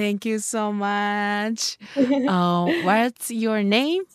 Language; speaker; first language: English; non-native, learner; Japanese